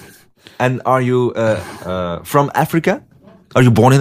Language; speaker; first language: English; non-native, fluent; Dutch